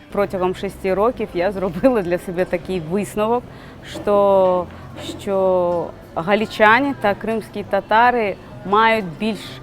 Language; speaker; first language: Ukrainian; non-native, fluent; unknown